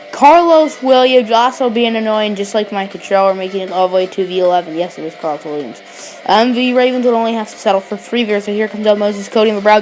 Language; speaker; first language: English; native; English